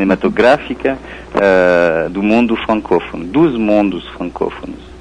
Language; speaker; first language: Portuguese; non-native, fluent; French